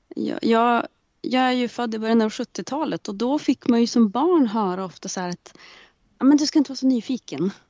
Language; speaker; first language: Swedish; native; Swedish